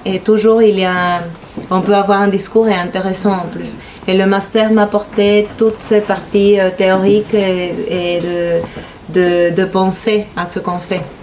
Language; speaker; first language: French; non-native, fluent; Spanish